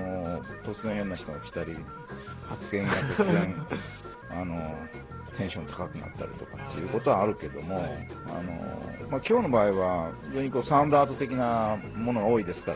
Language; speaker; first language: Japanese; native; Japanese